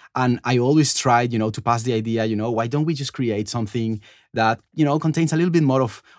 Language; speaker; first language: English; non-native, fluent; Spanish